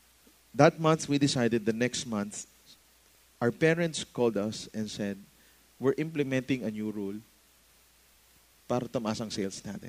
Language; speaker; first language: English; non-native, local second language; Filipino